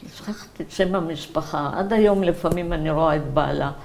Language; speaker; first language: Hebrew; early bilingual, other home language; Arabic